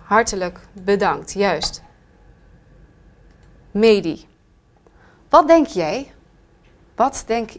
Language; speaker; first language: Dutch; native; Dutch